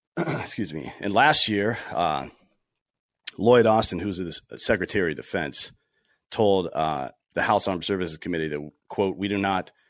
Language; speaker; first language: English; native; English